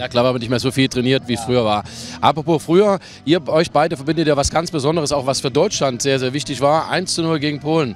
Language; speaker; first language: German; native; German